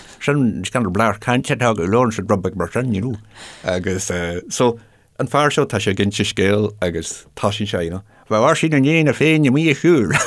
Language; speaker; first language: Irish; non-native, local second language; English